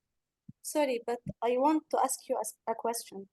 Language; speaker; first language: English; non-native, learner; Arabic